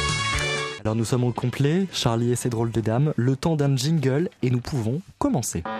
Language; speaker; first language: French; native; French